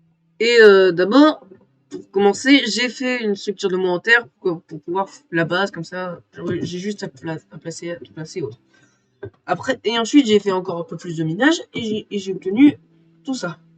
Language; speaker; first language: French; native; French